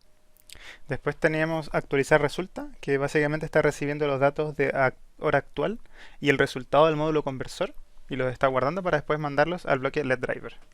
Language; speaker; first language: Spanish; native; Spanish